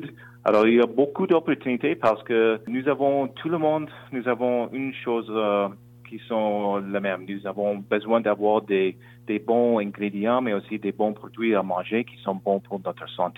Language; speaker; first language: French; non-native, local second language; English